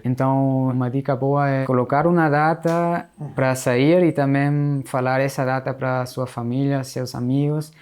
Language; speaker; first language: Portuguese; non-native, fluent; German